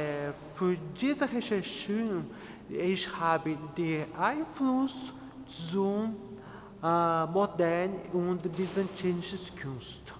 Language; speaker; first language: German; non-native, learner; Portuguese